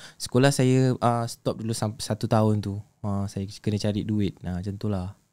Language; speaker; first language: Malay; native; Malay